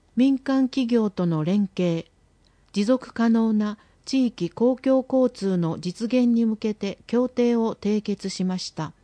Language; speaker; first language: Japanese; native; Japanese